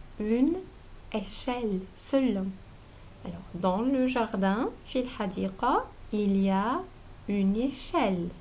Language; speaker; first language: French; non-native, fluent; Arabic